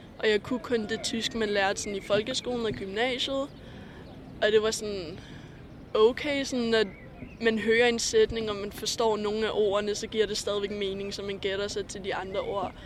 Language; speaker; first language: Danish; native; Danish